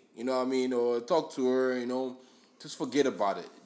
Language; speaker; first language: English; non-native, local second language; Yoruba